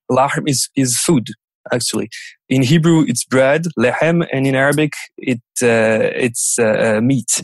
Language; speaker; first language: English; non-native, fluent; French